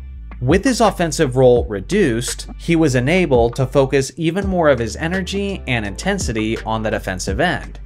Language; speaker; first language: English; native; English